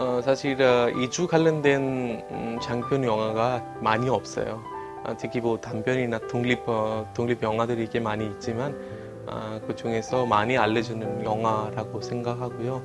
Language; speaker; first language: Korean; non-native, fluent; Bangla